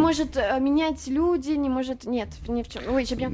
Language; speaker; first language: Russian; non-native, learner; French